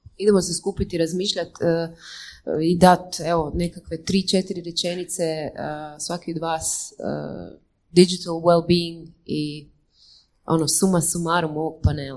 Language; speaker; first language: Croatian; native; Croatian